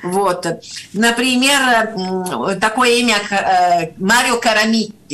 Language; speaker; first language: Russian; non-native, fluent; Italian